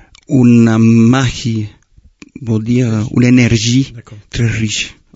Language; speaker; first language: French; non-native, fluent; Spanish